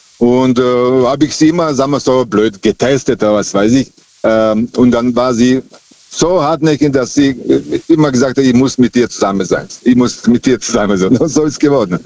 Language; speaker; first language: German; non-native, fluent; Serbian